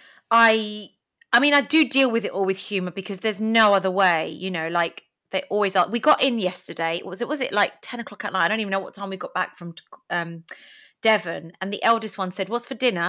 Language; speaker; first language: English; early bilingual, other home language; Greek